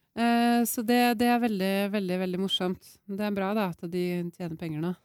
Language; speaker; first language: Norwegian; native; Norwegian